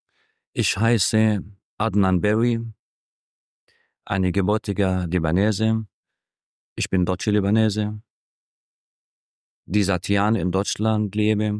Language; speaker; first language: German; non-native, fluent; Arabic